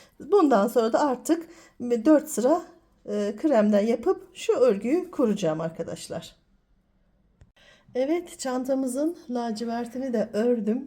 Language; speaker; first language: Turkish; native; Turkish